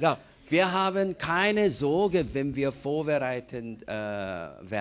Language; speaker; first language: German; non-native, fluent; Korean